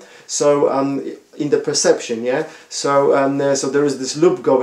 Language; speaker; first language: English; non-native, fluent; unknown